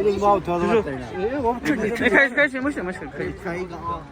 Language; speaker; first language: Chinese; non-native, learner; Bangla